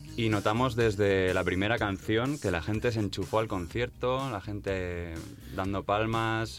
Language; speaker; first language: Spanish; native; Spanish